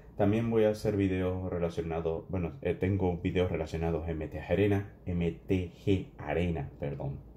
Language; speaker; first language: Spanish; native; Spanish